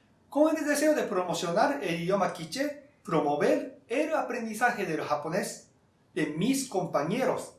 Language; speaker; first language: Spanish; non-native, fluent; Japanese